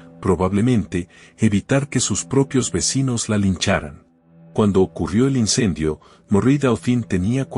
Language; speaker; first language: Spanish; native; Spanish